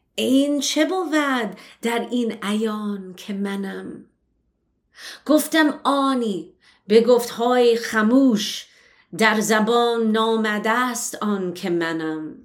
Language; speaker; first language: Persian; early bilingual, heritage; Persian